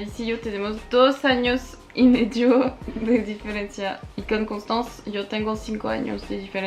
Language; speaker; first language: Spanish; non-native, fluent; French